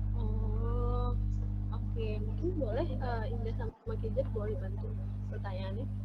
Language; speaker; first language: Indonesian; native; Indonesian